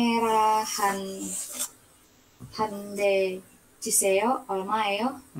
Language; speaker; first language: Korean; non-native, learner; Indonesian